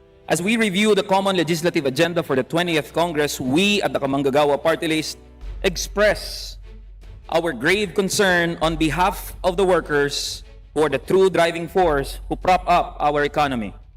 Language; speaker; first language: English; non-native, local second language; Filipino